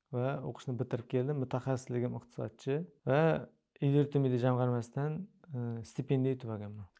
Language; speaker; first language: Uzbek; native; Uzbek